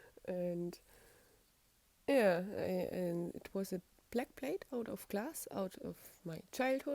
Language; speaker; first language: English; non-native, fluent; German